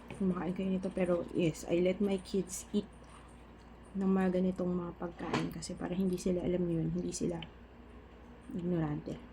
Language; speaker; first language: Filipino; non-native, local second language; Bikol